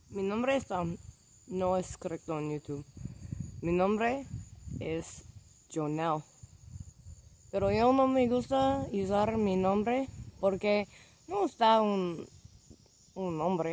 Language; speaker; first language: Spanish; non-native, learner; English